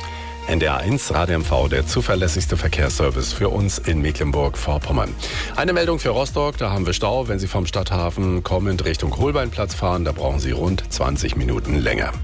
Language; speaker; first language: German; native; German